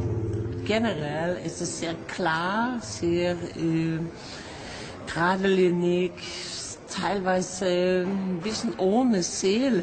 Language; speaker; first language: German; non-native, fluent; Norwegian